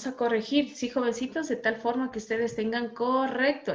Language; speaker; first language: Spanish; native; Spanish